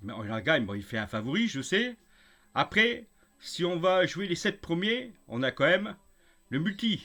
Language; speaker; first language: French; native; French